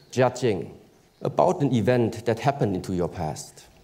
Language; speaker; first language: English; early bilingual, other home language; German